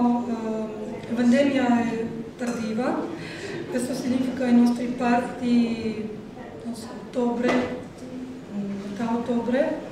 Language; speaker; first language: Italian; non-native, learner; Slovenian